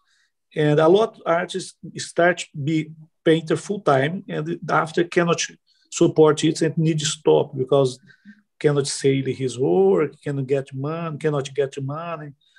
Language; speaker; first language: English; non-native, learner; Portuguese